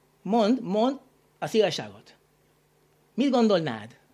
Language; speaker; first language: Hungarian; non-native, learner; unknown